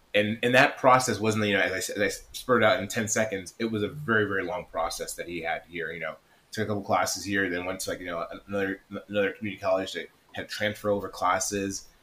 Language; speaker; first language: English; native; English